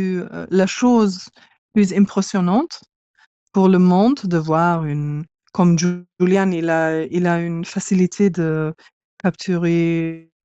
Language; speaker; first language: French; non-native, learner; English